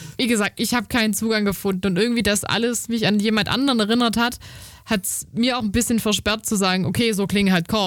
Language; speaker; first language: German; native; German